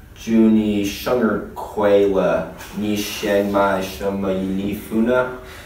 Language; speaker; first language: Chinese; non-native, learner; English